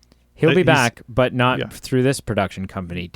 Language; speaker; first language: English; native; English